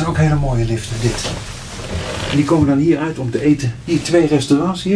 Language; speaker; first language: Dutch; native; Dutch